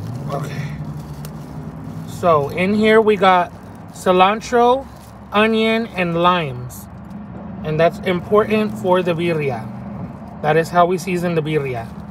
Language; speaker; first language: English; early bilingual, other home language; Spanish